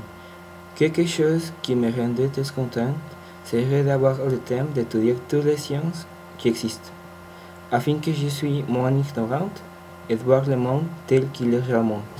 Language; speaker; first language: French; non-native, learner; Spanish